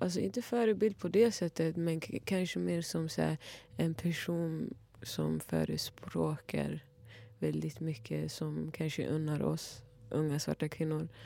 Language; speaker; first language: Swedish; early bilingual, other home language; Somali